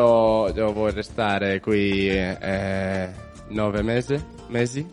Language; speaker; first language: Italian; non-native, learner; Spanish